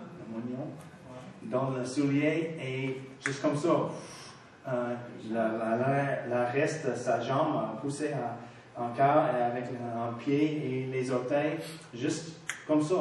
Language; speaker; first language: French; non-native, fluent; English